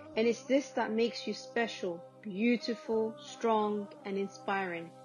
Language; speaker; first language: English; early bilingual, other home language; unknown